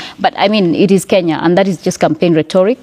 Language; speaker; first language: English; non-native, local second language; Kikuyu